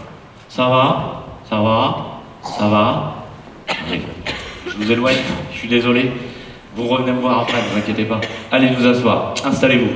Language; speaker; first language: French; native; French